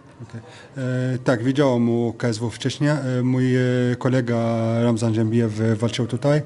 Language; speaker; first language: Polish; non-native, fluent; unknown